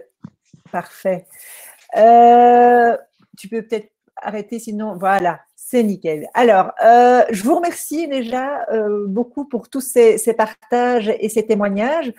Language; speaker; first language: French; native; French